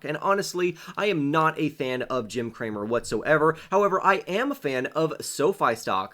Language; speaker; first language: English; native; English